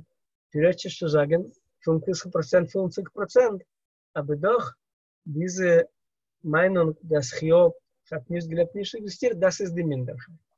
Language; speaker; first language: German; non-native, learner; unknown